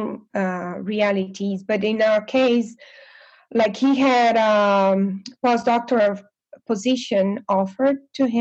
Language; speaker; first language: English; non-native, fluent; Portuguese